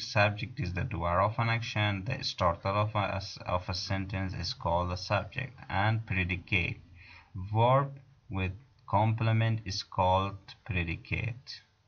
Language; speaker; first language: English; non-native, fluent; Persian